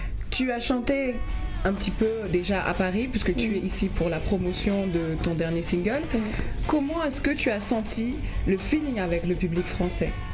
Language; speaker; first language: French; native; French